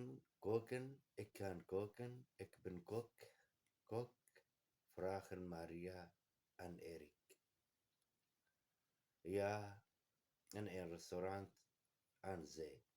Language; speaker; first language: Dutch; non-native, learner; Kurdish